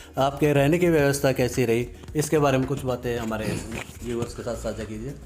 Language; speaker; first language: Hindi; native; Hindi